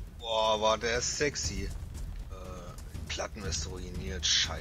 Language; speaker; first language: German; native; German